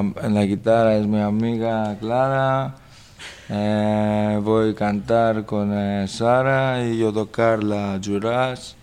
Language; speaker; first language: Spanish; non-native, learner; Greek